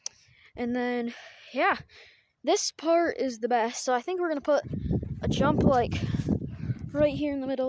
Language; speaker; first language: English; native; English